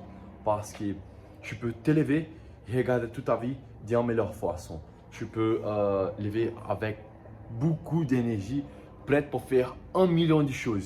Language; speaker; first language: French; non-native, learner; Portuguese